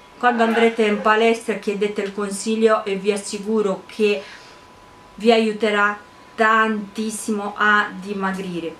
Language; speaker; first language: Italian; non-native, fluent; Romanian